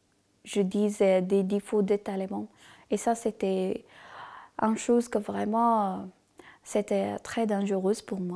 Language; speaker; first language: French; non-native, learner; Persian